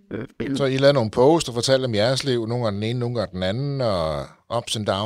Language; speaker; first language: Danish; native; Danish